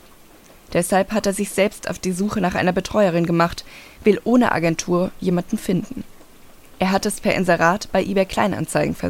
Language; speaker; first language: German; native; German